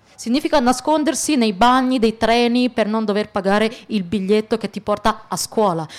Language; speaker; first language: Italian; early bilingual, other home language; Arabic